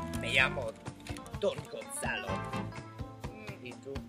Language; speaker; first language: Spanish; non-native, learner; English